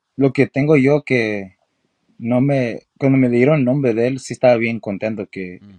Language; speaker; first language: Spanish; early bilingual, heritage; Spanish